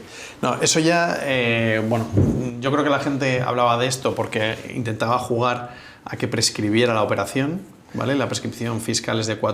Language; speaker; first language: Spanish; native; Spanish